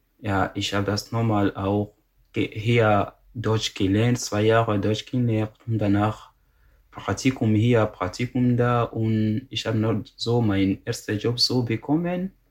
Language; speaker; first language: German; non-native, learner; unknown